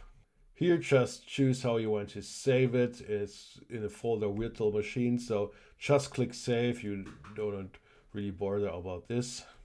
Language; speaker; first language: English; non-native, fluent; German